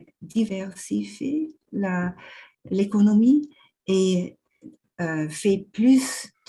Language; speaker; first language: French; non-native, local second language; German